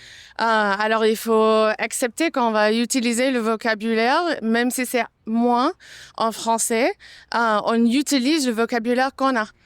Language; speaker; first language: French; non-native, fluent; English